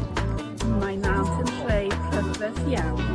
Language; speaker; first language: Welsh; non-native, local second language; English